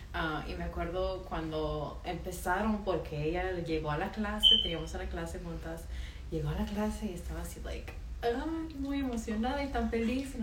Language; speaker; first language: Spanish; early bilingual, heritage; Spanish